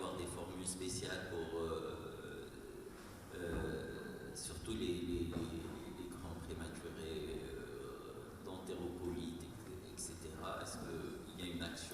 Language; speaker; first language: French; non-native, local second language; Arabic